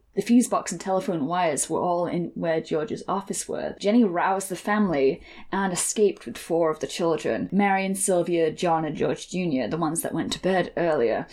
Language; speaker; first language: English; native; English